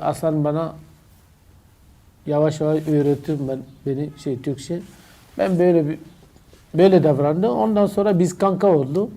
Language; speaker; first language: Turkish; non-native, learner; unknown